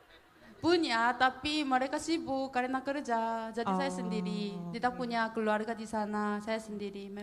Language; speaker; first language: Indonesian; non-native, fluent; Korean